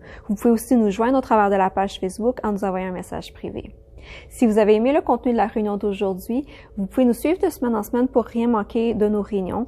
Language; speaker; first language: French; native; French